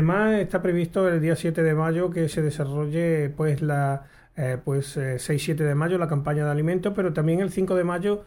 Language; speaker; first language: Spanish; native; Spanish